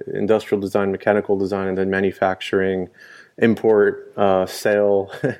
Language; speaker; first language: English; early bilingual, other home language; Spanish